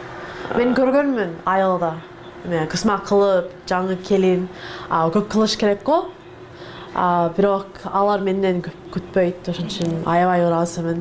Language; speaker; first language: Kyrgyz; non-native, learner; English